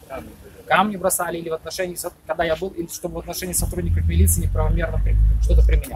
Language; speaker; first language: Russian; native; Russian